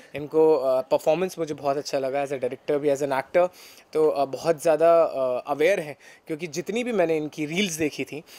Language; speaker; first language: Hindi; native; Hindi